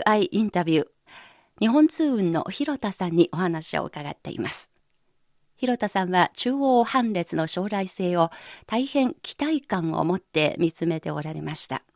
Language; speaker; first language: Japanese; non-native, fluent; Chinese